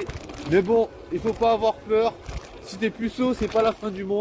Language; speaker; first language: French; native; French